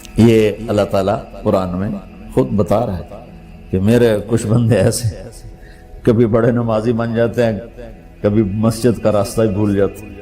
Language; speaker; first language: Urdu; non-native, local second language; Punjabi